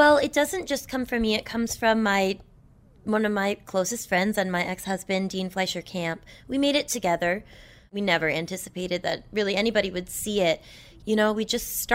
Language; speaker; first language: English; native; English